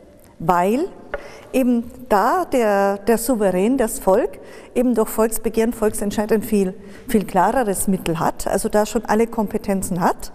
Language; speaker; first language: German; native; German